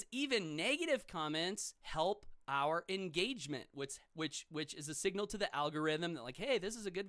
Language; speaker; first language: English; native; English